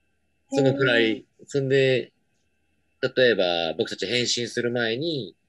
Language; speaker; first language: Japanese; native; Japanese